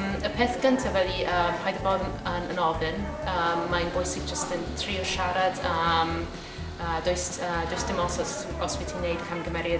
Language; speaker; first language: Welsh; non-native, fluent; English